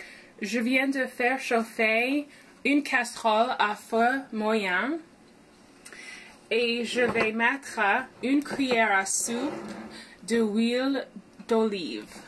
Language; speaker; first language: French; non-native, fluent; English